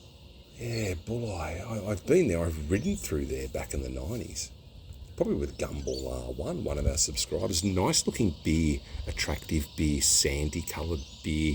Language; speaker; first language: English; native; English